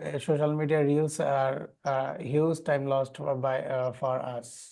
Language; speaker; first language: English; non-native, learner; Bangla